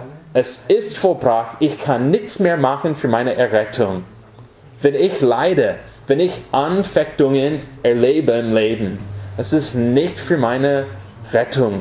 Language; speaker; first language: German; non-native, fluent; English